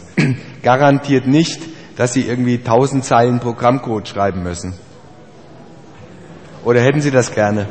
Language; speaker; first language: German; native; German